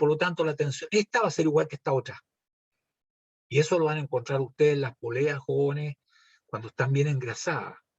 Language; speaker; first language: Spanish; native; Spanish